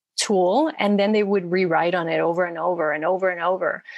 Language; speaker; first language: English; non-native, fluent; Spanish